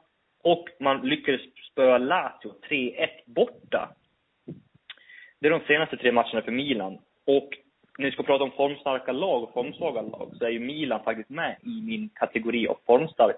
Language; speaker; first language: Swedish; native; Swedish